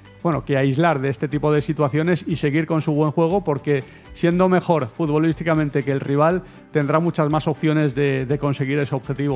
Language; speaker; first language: Spanish; native; Spanish